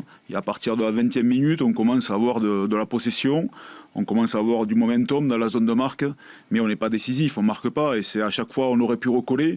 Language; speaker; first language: French; native; French